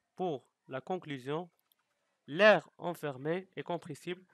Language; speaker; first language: French; non-native, local second language; Arabic